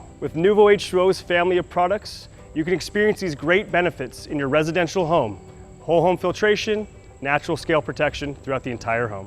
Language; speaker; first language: English; native; English